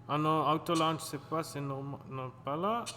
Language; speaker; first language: French; non-native, local second language; German